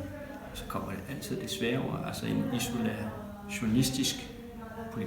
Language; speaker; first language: Danish; native; Danish